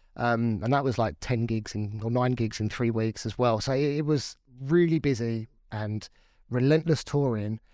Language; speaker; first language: English; native; English